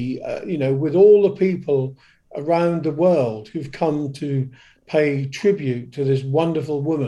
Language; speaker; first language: English; native; English